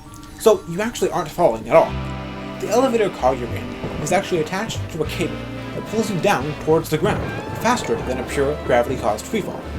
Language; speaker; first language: English; native; English